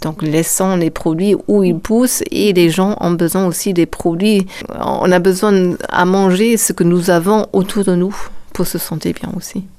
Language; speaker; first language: French; non-native, fluent; German